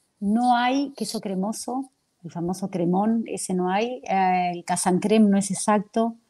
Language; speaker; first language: Spanish; native; Spanish